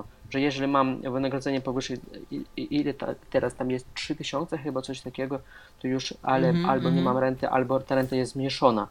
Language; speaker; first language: Polish; non-native, fluent; Russian